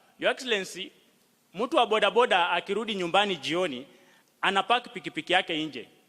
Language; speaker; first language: Swahili; non-native, local second language; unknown